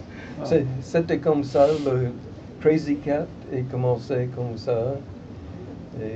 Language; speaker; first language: French; non-native, fluent; English